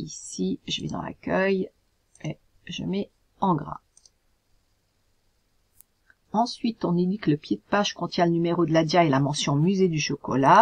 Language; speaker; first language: French; native; French